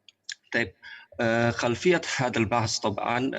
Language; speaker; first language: Arabic; non-native, fluent; Indonesian